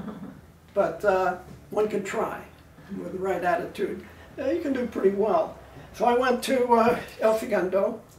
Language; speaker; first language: English; native; English